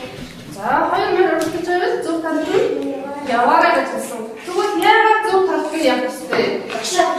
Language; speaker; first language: Mongolian; native; Mongolian